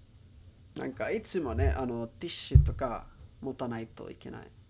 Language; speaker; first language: Japanese; non-native, learner; English